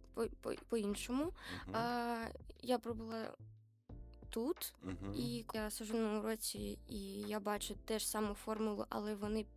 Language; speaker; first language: Ukrainian; non-native, local second language; Romanian